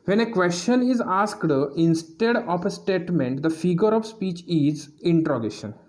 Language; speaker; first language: English; non-native, local second language; Marathi